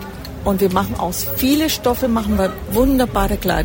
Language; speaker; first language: German; early bilingual, heritage; German